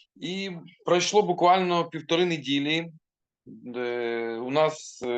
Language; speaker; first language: Ukrainian; non-native, local second language; Russian